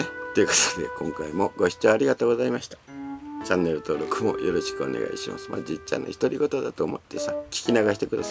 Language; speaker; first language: Japanese; native; Japanese